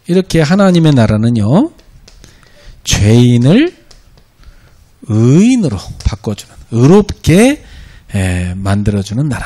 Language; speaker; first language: Korean; native; Korean